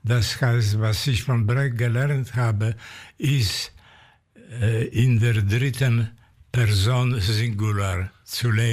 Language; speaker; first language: German; non-native, fluent; Polish